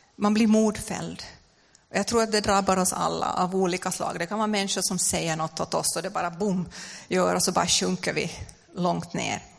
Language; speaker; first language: Swedish; native; Swedish